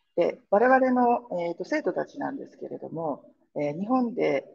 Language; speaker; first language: Japanese; native; Japanese